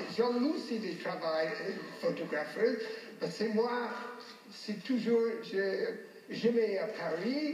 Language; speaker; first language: French; non-native, learner; English